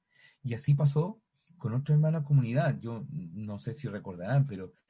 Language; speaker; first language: Spanish; native; Spanish